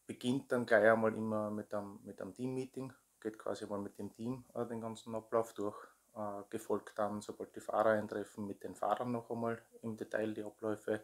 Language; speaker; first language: German; native; German